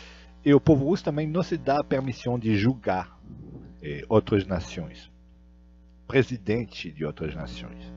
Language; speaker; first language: Portuguese; non-native, fluent; Russian